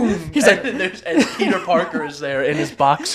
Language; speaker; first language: English; native; English